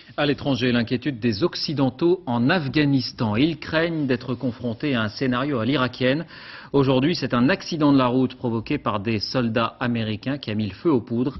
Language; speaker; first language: French; native; French